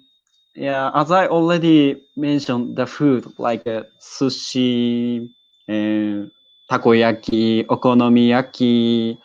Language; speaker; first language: English; non-native, learner; Japanese